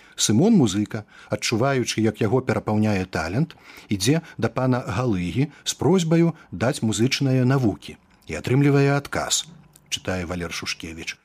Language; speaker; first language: Belarusian; native; Belarusian